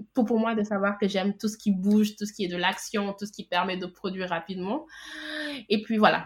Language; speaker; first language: French; non-native, local second language; Wolof